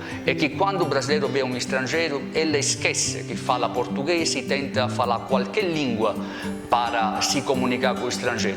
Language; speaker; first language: Portuguese; non-native, fluent; Italian